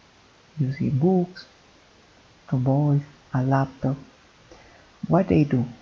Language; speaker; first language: English; non-native, fluent; Spanish